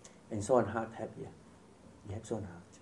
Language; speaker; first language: Dutch; non-native, fluent; Vietnamese